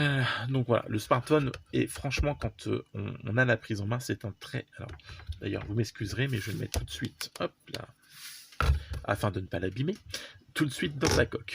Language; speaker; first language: French; native; French